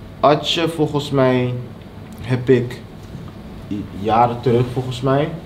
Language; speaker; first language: Dutch; early bilingual, other home language; Papiamento